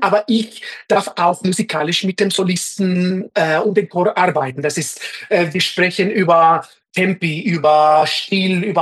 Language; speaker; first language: German; non-native, fluent; Spanish